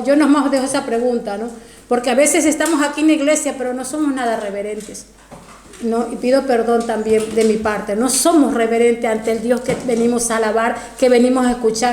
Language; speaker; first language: Spanish; native; Spanish